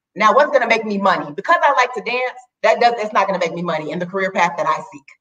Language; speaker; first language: English; native; English